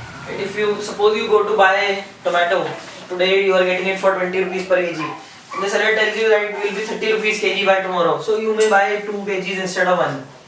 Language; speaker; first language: English; non-native, local second language; Hindi